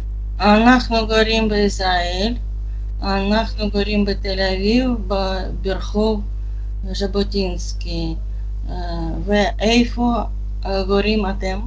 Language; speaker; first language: Hebrew; non-native, learner; Russian